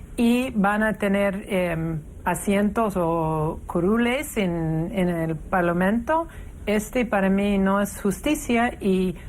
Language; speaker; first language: Spanish; non-native, fluent; English